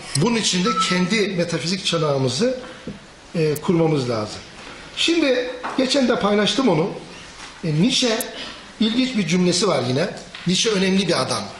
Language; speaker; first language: Turkish; native; Turkish